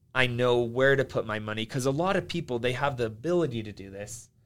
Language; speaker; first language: English; early bilingual, other home language; Finnish